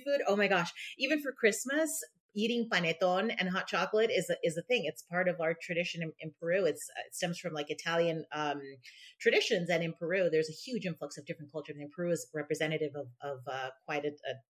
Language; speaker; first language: English; early bilingual, other home language; Spanish